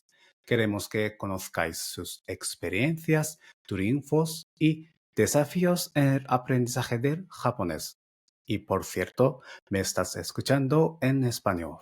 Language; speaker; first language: Spanish; non-native, fluent; Japanese